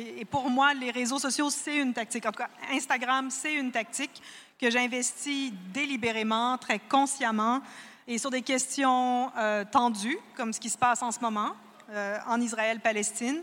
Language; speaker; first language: French; native; French